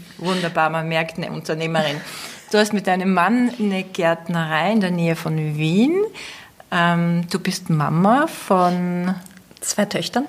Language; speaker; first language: German; native; German